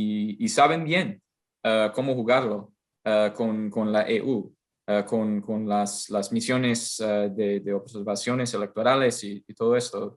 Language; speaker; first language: Spanish; non-native, fluent; English